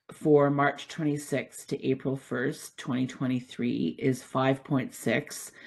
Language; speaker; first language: English; native; English